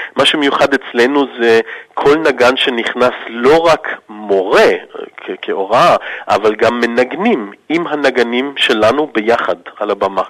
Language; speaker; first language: Hebrew; early bilingual, heritage; Hebrew